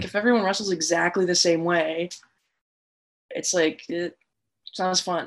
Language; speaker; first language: English; native; English